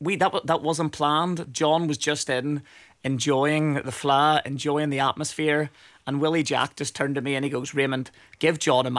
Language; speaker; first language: English; native; English